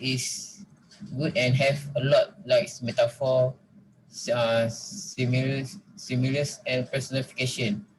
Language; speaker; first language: English; non-native, local second language; Malay